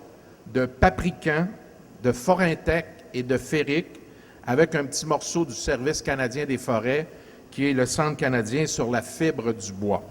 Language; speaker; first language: French; native; French